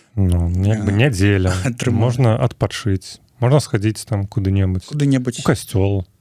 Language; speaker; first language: Belarusian; native; Belarusian